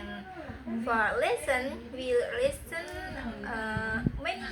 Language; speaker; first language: English; non-native, learner; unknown